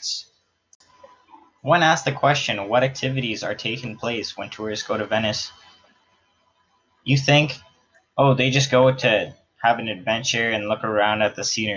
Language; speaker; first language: English; native; English